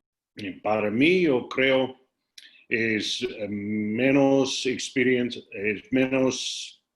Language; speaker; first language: Spanish; non-native, learner; English